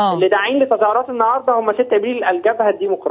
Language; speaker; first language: Arabic; native; Arabic